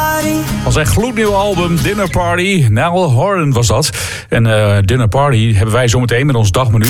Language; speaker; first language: Dutch; native; Dutch